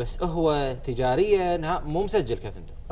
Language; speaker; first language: Arabic; native; Arabic